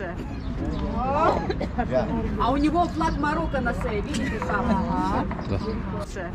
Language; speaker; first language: Russian; non-native, fluent; Lithuanian